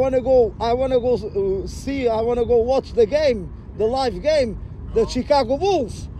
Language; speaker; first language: English; non-native, learner; Portuguese